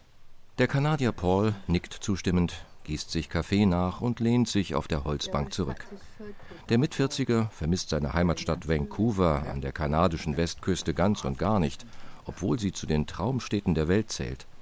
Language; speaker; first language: German; native; German